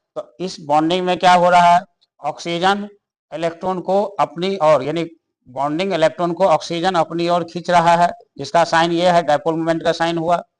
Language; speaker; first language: Hindi; native; Hindi